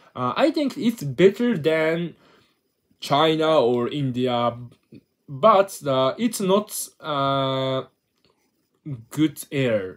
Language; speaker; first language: English; non-native, learner; Japanese